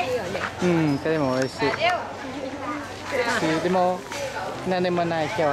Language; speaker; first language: Japanese; non-native, learner; Thai